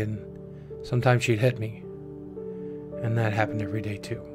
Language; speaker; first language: English; native; English